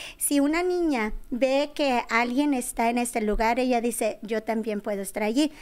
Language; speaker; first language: Spanish; early bilingual, heritage; Spanish